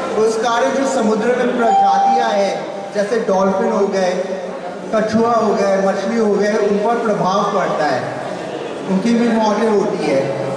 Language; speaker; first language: Hindi; native; Hindi